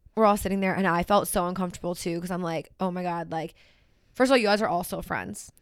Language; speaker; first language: English; native; English